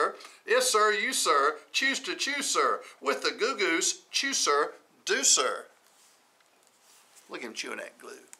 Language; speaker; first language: English; native; English